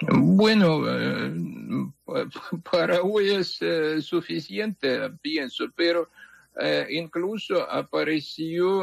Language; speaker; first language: Spanish; non-native, fluent; Ukrainian